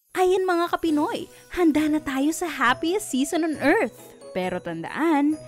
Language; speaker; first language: Filipino; native; Filipino